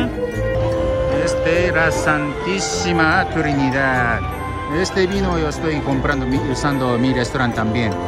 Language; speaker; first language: Spanish; non-native, learner; Japanese